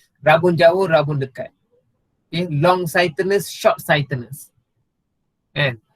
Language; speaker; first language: Malay; non-native, local second language; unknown